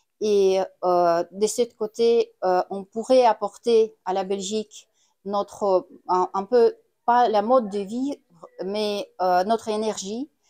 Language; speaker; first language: French; non-native, fluent; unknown